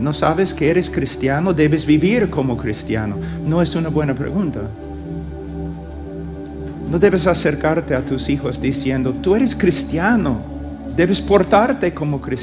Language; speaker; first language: Spanish; non-native, fluent; English